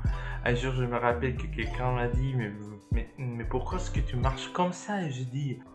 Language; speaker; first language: French; non-native, learner; Spanish